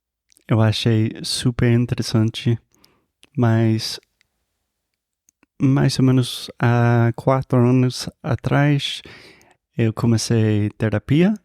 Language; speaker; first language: Portuguese; non-native, fluent; English